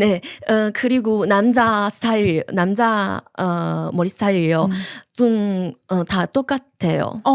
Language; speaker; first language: Korean; non-native, learner; Chinese